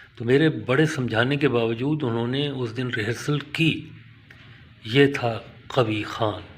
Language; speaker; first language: Urdu; native; Urdu